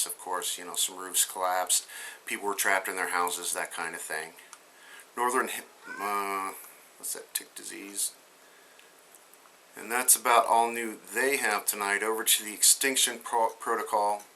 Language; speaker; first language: English; native; English